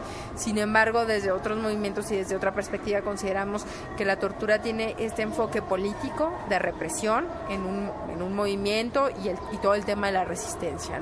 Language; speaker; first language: Spanish; native; Spanish